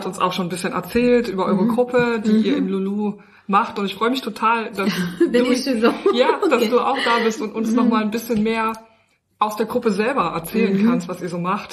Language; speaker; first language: German; native; German